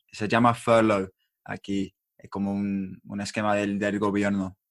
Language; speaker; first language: Spanish; non-native, learner; English